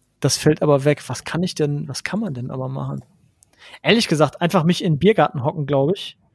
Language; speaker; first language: German; native; German